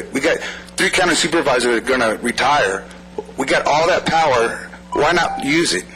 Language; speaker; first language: English; native; English